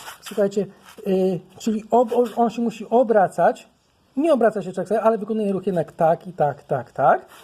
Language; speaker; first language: Polish; native; Polish